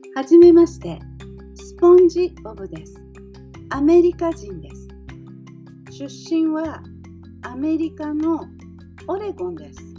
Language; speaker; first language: Japanese; non-native, learner; English